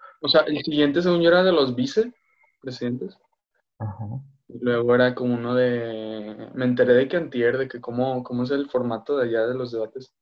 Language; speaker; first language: Spanish; native; Spanish